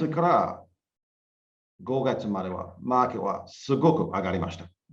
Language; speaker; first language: Japanese; non-native, learner; English